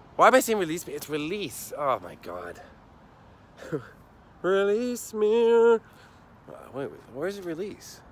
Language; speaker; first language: English; native; English